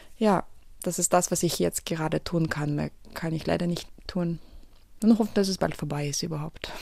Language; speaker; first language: German; non-native, fluent; Ukrainian